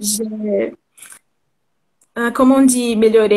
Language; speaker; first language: French; non-native, learner; Portuguese